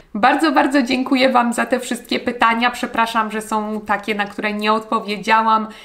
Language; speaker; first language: Polish; native; Polish